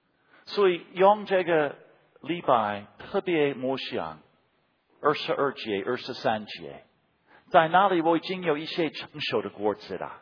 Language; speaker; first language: Chinese; non-native, fluent; English